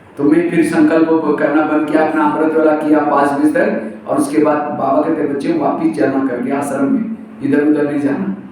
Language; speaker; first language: Hindi; non-native, local second language; Marathi